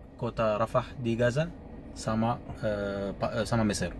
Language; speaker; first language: Indonesian; non-native, learner; Arabic